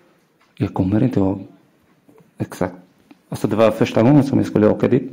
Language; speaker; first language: Swedish; non-native, learner; Arabic